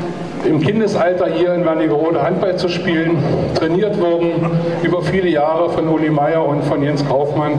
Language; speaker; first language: German; native; German